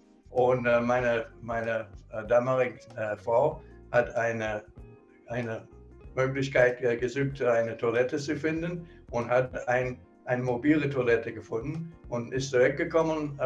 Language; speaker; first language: German; non-native, fluent; English